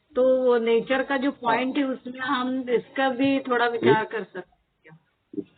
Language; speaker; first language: Hindi; non-native, local second language; Marathi